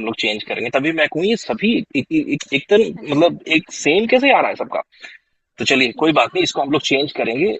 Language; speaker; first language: Hindi; non-native, local second language; Punjabi